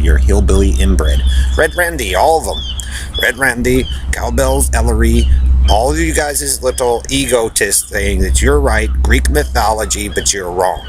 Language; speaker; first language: English; native; English